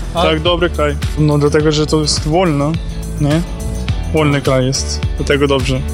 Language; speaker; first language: Polish; non-native, learner; Ukrainian